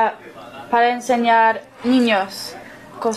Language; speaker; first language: Spanish; non-native, learner; English